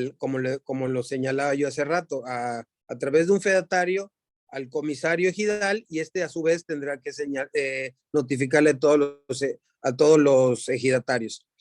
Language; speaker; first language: Spanish; native; Spanish